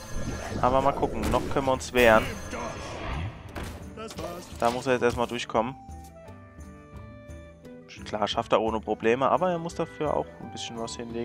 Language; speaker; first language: German; native; German